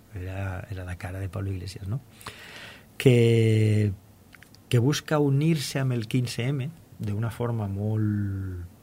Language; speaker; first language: Catalan; non-native, local second language; Spanish